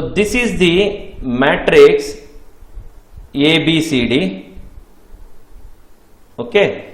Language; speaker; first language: English; non-native, local second language; Kannada